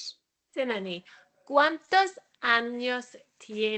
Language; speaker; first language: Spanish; non-native, fluent; Welsh